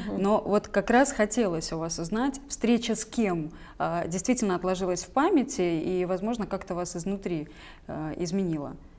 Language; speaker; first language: Russian; native; Russian